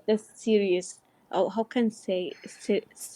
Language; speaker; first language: English; non-native, learner; Arabic